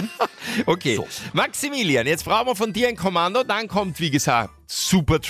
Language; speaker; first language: German; native; German